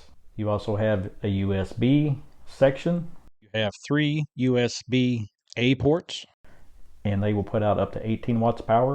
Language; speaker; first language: English; native; English